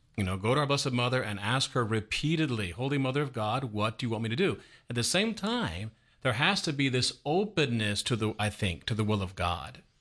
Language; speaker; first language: English; native; English